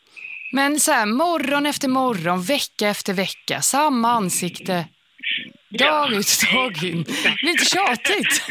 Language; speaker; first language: Swedish; native; Swedish